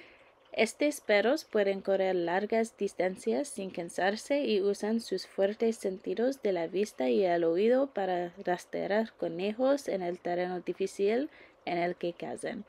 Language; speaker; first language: Spanish; non-native, learner; English